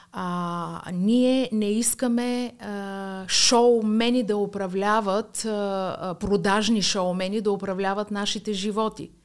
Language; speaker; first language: Bulgarian; native; Bulgarian